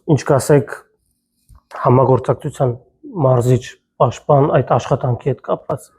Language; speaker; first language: Armenian; native; Armenian